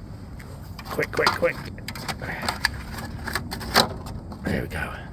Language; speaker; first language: English; native; English